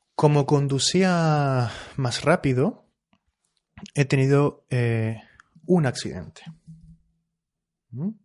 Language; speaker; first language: Spanish; native; Spanish